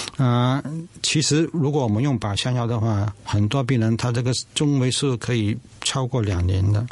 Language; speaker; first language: Chinese; non-native, local second language; Cantonese